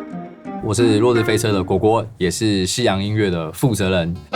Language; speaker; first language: Chinese; native; Chinese